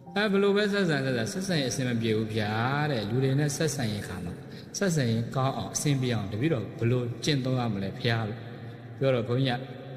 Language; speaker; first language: Burmese; native; Burmese